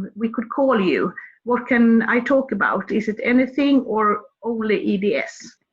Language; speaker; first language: English; non-native, fluent; Swedish